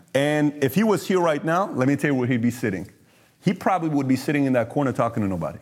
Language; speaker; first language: English; early bilingual, other home language; Persian